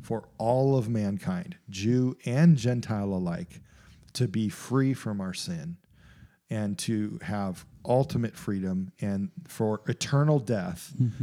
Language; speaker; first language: English; native; English